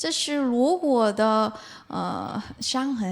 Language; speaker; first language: Chinese; non-native, fluent; Korean